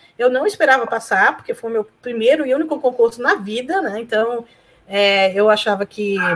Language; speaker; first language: Portuguese; early bilingual, other home language; Spanish